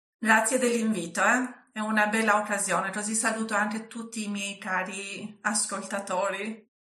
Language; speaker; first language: Italian; non-native, fluent; Albanian